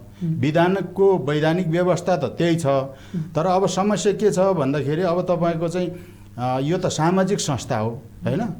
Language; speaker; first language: Nepali; non-native, local second language; Eastern Tamang